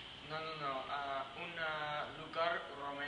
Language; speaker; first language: Spanish; non-native, learner; English